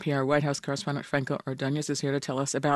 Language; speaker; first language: English; native; English